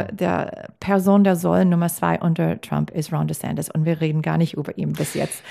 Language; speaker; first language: German; non-native, fluent; English